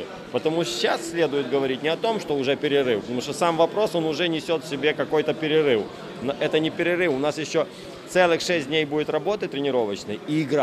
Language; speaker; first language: Russian; native; Russian